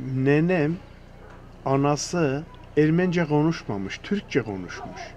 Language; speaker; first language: Turkish; early bilingual, heritage; Turkish